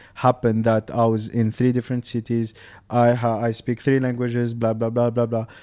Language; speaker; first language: English; non-native, fluent; Arabic